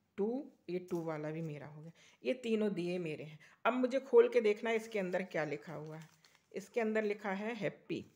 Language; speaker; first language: Hindi; native; Hindi